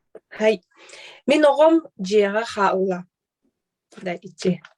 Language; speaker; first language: Japanese; non-native, fluent; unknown